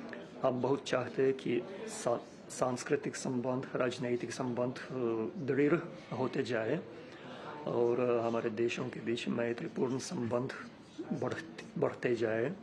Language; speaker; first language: Hindi; non-native, fluent; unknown